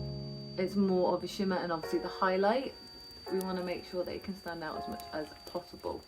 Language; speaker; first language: English; native; English